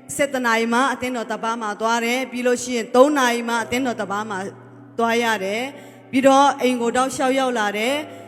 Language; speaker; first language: Burmese; non-native, local second language; Hakha Chin